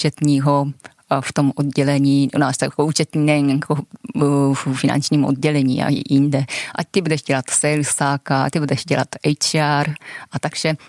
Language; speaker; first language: Czech; non-native, fluent; Japanese